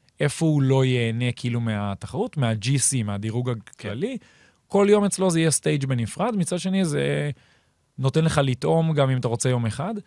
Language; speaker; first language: Hebrew; native; Hebrew